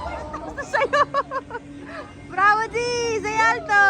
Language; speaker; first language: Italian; non-native, learner; Filipino